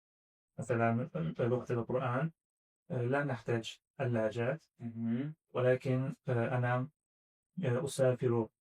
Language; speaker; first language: Arabic; non-native, learner; Azerbaijani